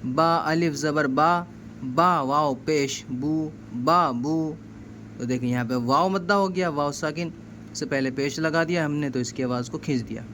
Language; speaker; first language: Urdu; native; Urdu